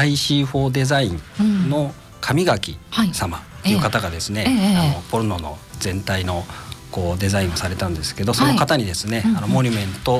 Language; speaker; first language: Japanese; native; Japanese